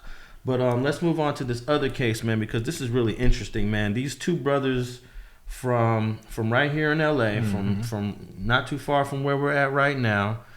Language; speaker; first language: English; native; English